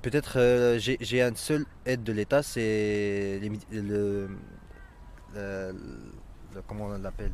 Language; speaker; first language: French; non-native, local second language; Arabic